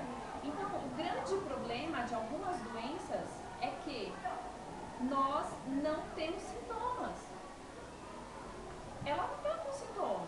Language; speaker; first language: Portuguese; native; Portuguese